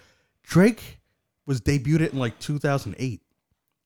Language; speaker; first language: English; native; English